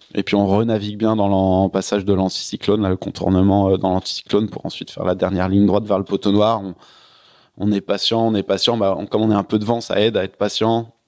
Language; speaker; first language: French; native; French